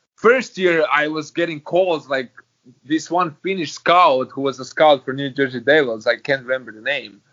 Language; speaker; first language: English; non-native, fluent; Croatian